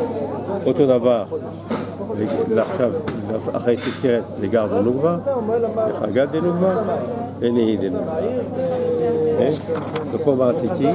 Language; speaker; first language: Hebrew; non-native, fluent; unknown